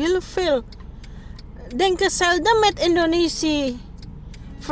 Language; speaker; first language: Dutch; non-native, learner; Indonesian